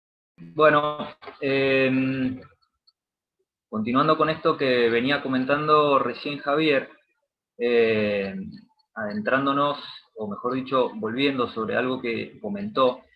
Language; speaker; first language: Spanish; native; Spanish